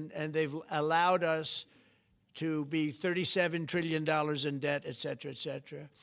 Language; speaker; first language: English; native; English